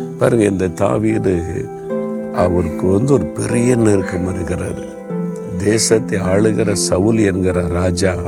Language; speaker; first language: Tamil; native; Tamil